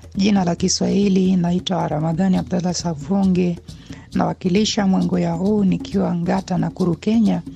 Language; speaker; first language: Swahili; non-native, local second language; Luyia